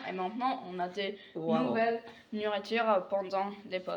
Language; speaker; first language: French; non-native, fluent; Polish